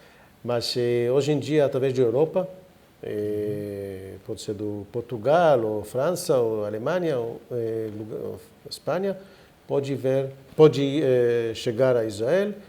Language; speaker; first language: Portuguese; non-native, fluent; Hebrew